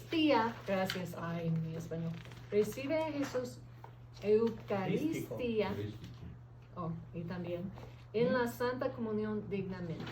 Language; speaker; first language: Spanish; early bilingual, heritage; English